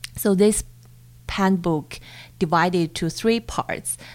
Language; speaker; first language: English; non-native, fluent; Chinese